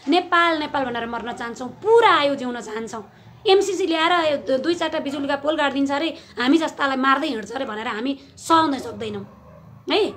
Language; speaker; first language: Nepali; native; Nepali